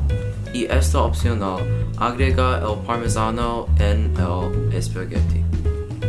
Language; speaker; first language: Spanish; non-native, learner; English